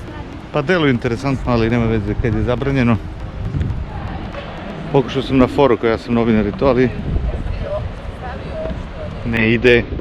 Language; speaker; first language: Serbian; native; Serbian